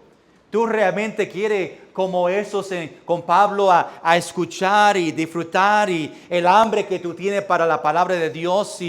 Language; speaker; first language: Spanish; early bilingual, heritage; English